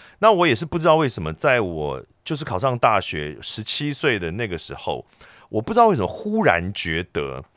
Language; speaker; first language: Chinese; native; Chinese